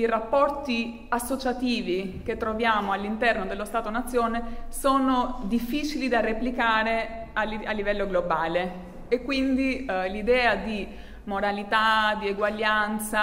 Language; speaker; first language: Italian; non-native, fluent; Albanian